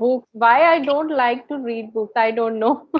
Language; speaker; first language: English; non-native, learner; Hindi